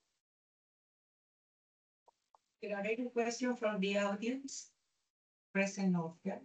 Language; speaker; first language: English; non-native, learner; Spanish